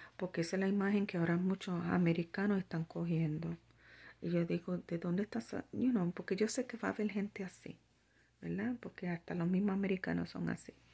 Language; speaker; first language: Spanish; native; Spanish